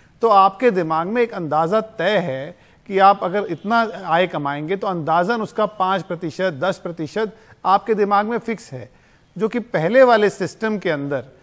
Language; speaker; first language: Hindi; native; Hindi